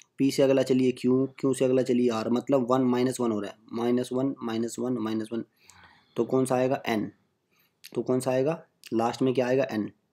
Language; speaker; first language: Hindi; native; Hindi